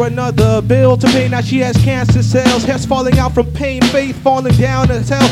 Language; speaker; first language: English; early bilingual, other home language; Spanish